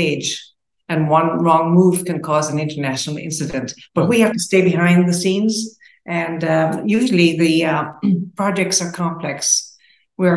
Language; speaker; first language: English; native; English